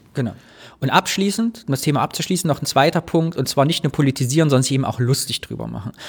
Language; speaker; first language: German; native; German